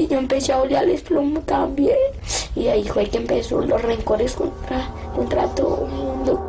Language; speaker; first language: Spanish; native; Spanish